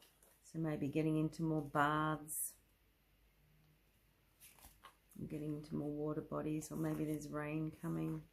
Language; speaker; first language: English; native; English